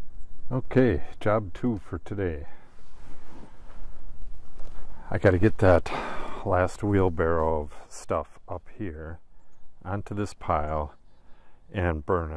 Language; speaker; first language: English; native; English